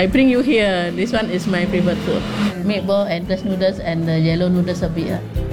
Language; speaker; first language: English; non-native, local second language; Indonesian